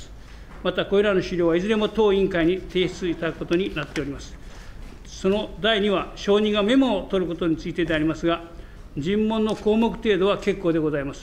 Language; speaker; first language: Japanese; native; Japanese